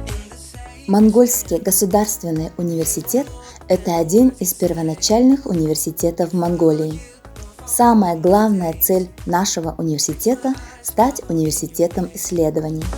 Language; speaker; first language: Russian; non-native, fluent; Mongolian